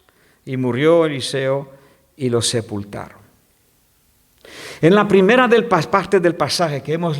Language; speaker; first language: Spanish; non-native, fluent; French